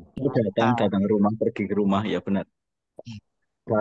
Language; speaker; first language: Indonesian; non-native, learner; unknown